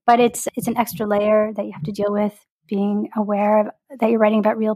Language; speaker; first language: English; native; English